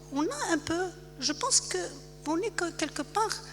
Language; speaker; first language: French; non-native, local second language; Arabic